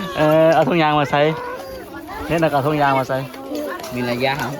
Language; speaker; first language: Lao; native; Lao